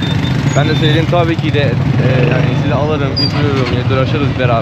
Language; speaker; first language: Turkish; non-native, fluent; Persian